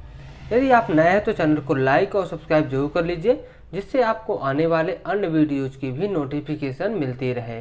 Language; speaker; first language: Hindi; native; Hindi